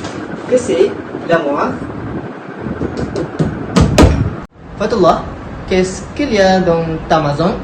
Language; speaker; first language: French; non-native, learner; Malay